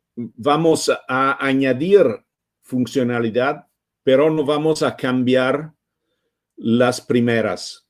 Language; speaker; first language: Spanish; non-native, fluent; Italian